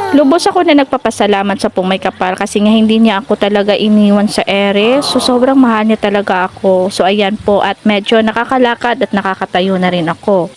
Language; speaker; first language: Filipino; non-native, local second language; Cebuano